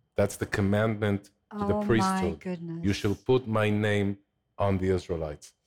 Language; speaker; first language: English; non-native, fluent; Hebrew